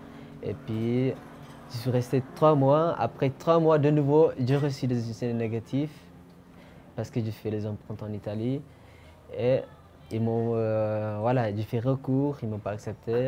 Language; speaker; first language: French; non-native, fluent; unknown